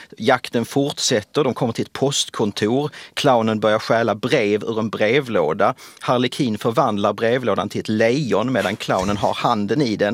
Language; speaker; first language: Swedish; native; Swedish